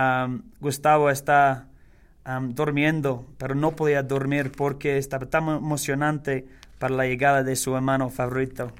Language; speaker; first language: Spanish; non-native, learner; English